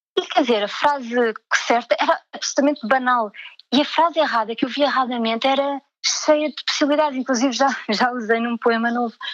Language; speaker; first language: Portuguese; native; Portuguese